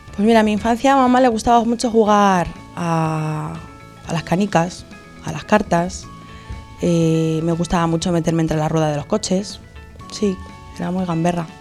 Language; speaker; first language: Spanish; early bilingual, other home language; Arabic